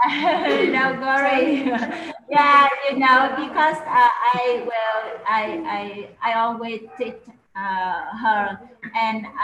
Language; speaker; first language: English; non-native, learner; Vietnamese